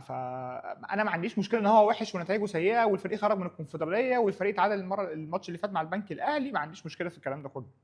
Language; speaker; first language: Arabic; native; Arabic